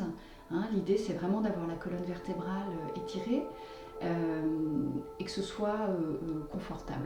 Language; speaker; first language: French; native; French